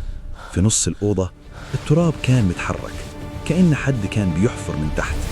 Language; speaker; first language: Arabic; native; Arabic